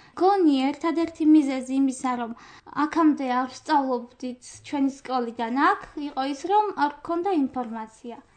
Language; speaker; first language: Georgian; non-native, local second language; Armenian